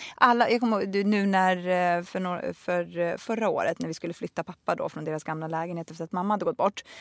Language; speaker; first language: Swedish; early bilingual, other home language; Russian